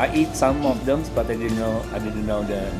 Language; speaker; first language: English; non-native, learner; Indonesian